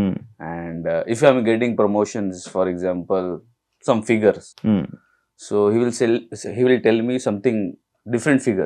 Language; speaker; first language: Telugu; non-native, learner; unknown